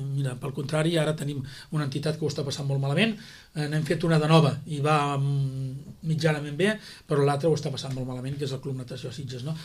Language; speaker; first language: Catalan; native; Catalan